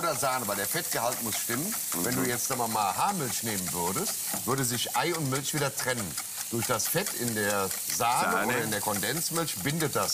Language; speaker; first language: German; native; German